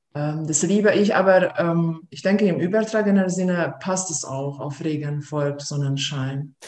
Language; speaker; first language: German; non-native, fluent; Hungarian